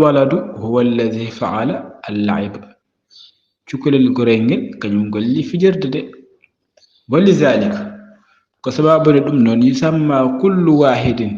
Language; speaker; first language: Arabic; non-native, fluent; Fula